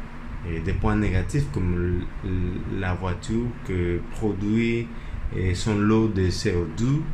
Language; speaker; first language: French; non-native, learner; Spanish